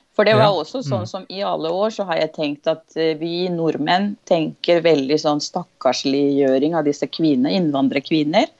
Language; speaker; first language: Norwegian; non-native, fluent; Spanish